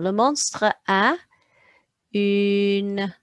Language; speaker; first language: French; non-native, fluent; English